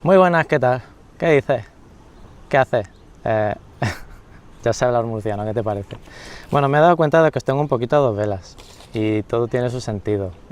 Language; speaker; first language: Spanish; native; Spanish